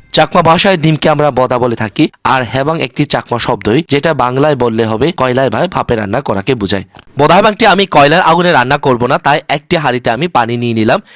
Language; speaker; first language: Bangla; non-native, local second language; Chakma